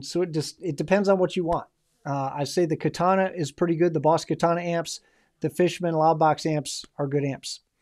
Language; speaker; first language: English; native; English